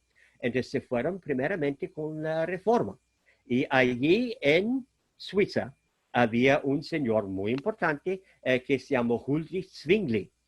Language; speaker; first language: Spanish; non-native, fluent; German